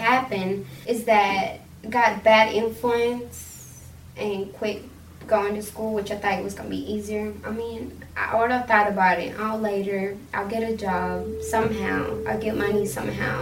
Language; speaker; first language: English; early bilingual, other home language; Spanish